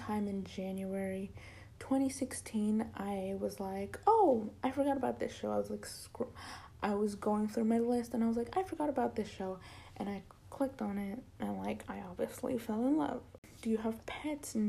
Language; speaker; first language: English; early bilingual, other home language; Spanish